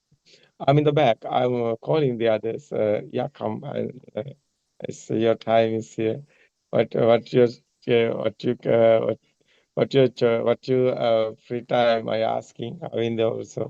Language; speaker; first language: English; non-native, learner; Sinhala